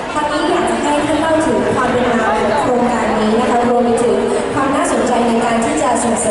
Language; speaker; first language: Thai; native; Thai